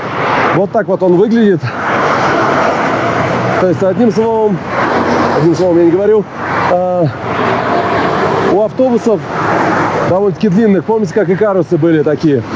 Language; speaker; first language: Russian; native; Russian